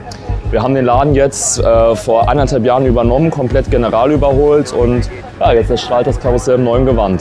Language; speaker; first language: German; native; German